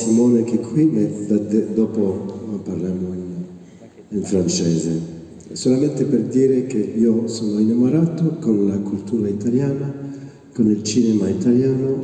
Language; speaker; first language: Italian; non-native, learner; French